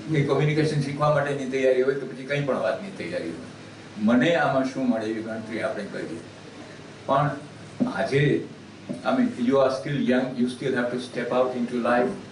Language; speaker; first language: Gujarati; early bilingual, heritage; Gujarati